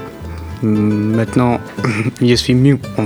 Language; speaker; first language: French; non-native, learner; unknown